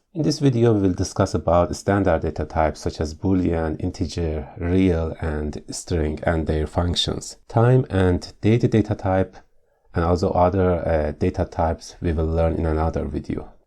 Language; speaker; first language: English; non-native, fluent; Persian